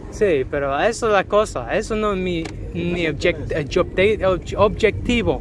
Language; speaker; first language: Spanish; non-native, learner; English